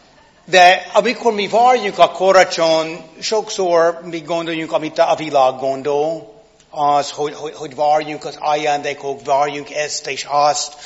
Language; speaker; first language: Hungarian; non-native, fluent; English